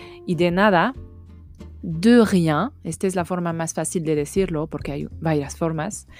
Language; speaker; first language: Spanish; non-native, fluent; French